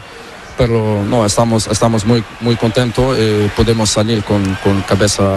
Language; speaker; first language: Spanish; non-native, learner; Portuguese